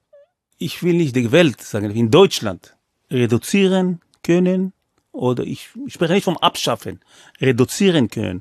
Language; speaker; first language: German; non-native, fluent; Hebrew